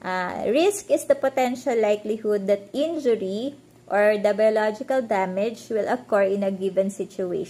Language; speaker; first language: English; non-native, local second language; Filipino